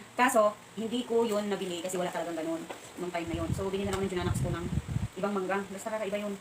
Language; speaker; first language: Filipino; non-native, local second language; Cebuano